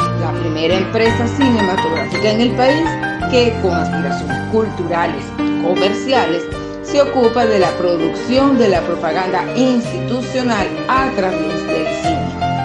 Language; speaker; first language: Spanish; native; Spanish